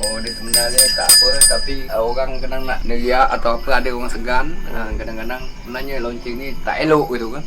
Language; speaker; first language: Malay; native; Malay